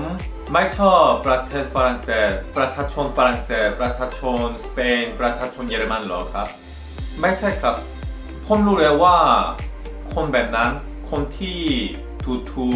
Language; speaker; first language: Thai; non-native, fluent; Korean